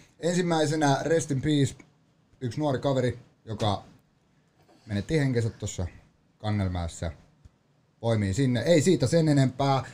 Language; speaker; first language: Finnish; native; Finnish